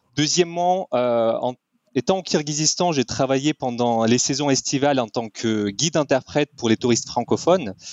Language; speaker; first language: French; non-native, fluent; Russian